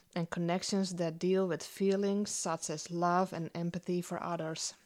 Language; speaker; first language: English; non-native, fluent; Dutch